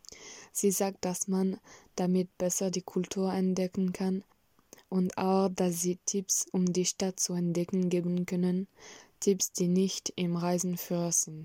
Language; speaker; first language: German; non-native, learner; French